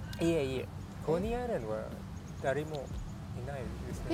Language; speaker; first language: Japanese; non-native, learner; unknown